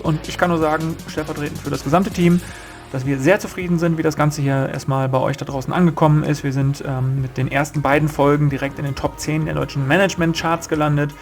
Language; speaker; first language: German; native; German